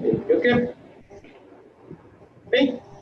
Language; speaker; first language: Japanese; native; Japanese